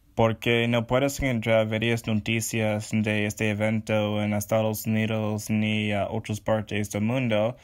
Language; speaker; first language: Spanish; non-native, learner; English